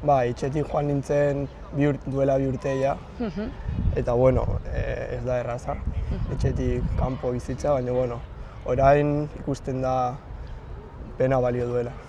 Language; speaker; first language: Basque; non-native, local second language; Spanish